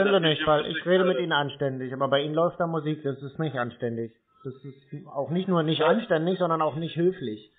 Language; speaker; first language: German; native; German